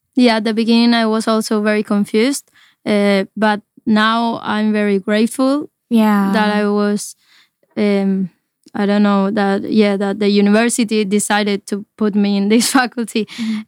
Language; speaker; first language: English; non-native, fluent; Spanish